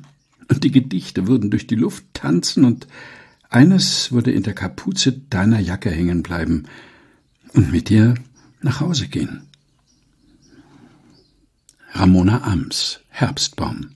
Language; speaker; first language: German; native; German